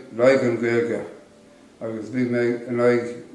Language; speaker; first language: Irish; non-native, local second language; English